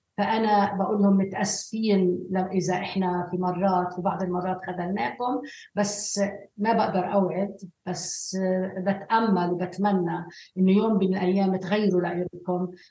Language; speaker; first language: Arabic; native; Arabic